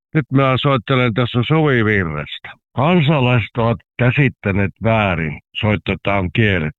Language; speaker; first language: Finnish; native; Finnish